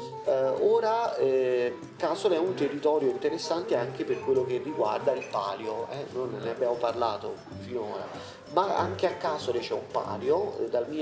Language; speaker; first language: Italian; native; Italian